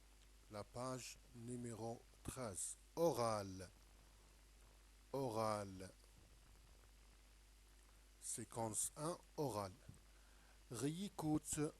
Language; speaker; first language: French; non-native, local second language; Arabic